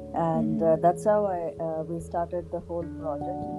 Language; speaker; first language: English; non-native, local second language; Kannada